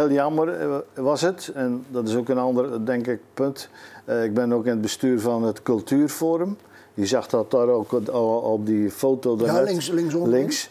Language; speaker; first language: Dutch; native; Dutch